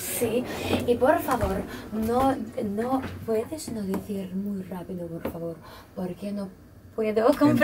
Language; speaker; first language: Spanish; non-native, learner; Russian